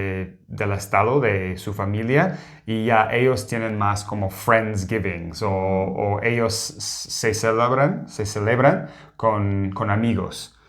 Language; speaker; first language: Spanish; non-native, fluent; English